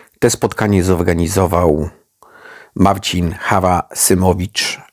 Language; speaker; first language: Polish; native; Polish